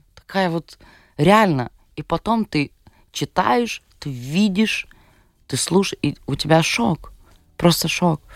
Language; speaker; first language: Russian; non-native, fluent; Lithuanian